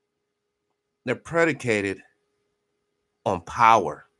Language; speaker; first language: English; native; English